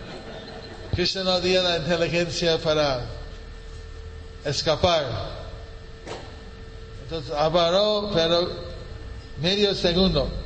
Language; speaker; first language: Spanish; non-native, fluent; English